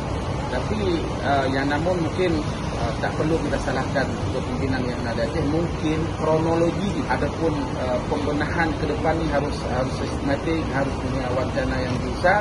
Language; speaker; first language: Indonesian; non-native, local second language; Achinese